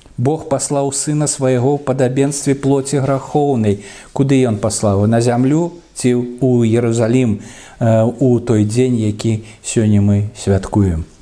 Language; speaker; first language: Belarusian; non-native, local second language; Russian